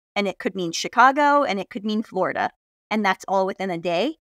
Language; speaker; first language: English; native; English